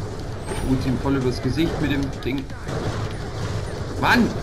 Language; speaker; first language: German; native; German